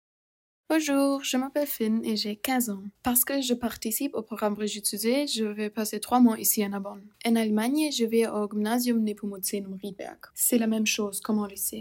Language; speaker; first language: French; non-native, learner; German